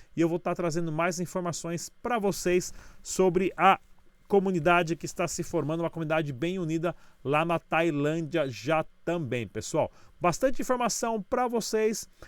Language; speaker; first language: Portuguese; native; Portuguese